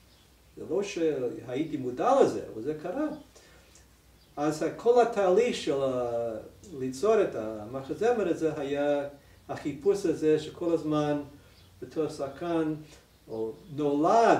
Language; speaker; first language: Hebrew; non-native, fluent; English